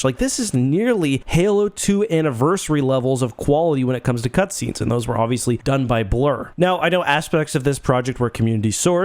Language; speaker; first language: English; native; English